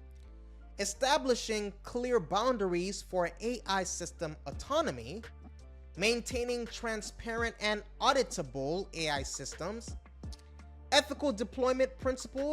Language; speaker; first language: English; native; English